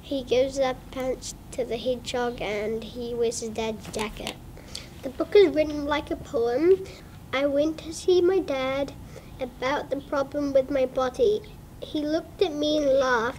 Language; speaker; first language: English; native; English